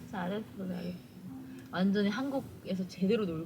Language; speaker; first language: Korean; native; Korean